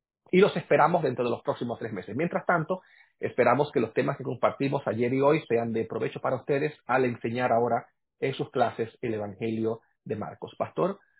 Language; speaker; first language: Spanish; native; Spanish